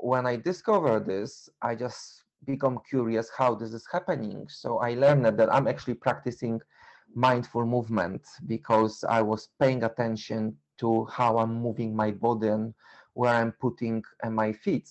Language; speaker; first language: English; non-native, fluent; Polish